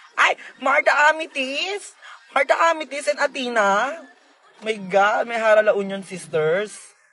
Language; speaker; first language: Filipino; native; Filipino